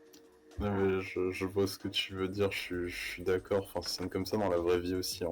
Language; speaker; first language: French; native; French